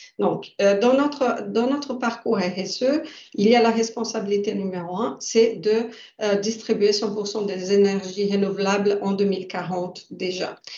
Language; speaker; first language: French; non-native, fluent; Portuguese